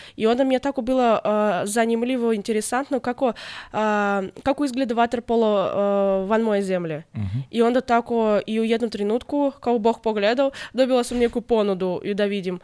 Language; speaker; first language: Serbian; non-native, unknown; Russian